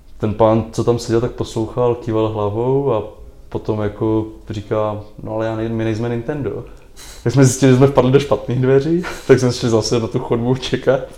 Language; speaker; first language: Czech; native; Czech